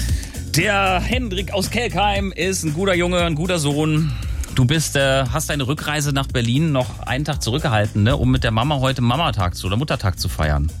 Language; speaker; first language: German; native; German